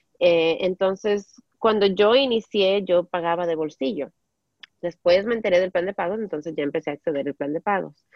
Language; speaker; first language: Spanish; native; Spanish